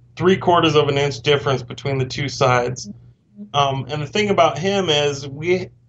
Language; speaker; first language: English; native; English